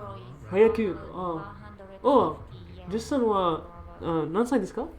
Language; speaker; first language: Japanese; non-native, learner; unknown